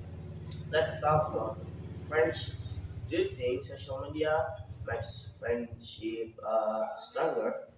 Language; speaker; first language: English; non-native, learner; Indonesian